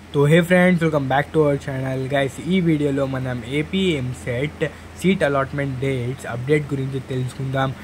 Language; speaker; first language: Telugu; non-native, local second language; Urdu